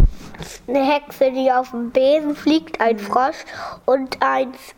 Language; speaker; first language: German; early bilingual, other home language; Polish